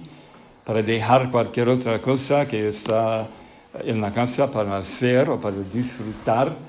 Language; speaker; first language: Spanish; non-native, fluent; English